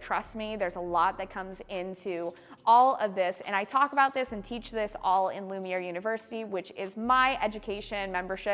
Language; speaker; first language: English; native; English